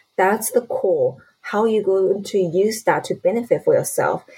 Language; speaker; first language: English; non-native, fluent; Chinese